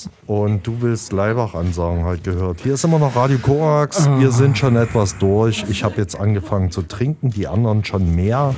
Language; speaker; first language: German; native; German